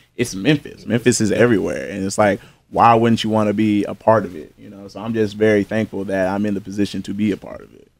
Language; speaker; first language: English; native; English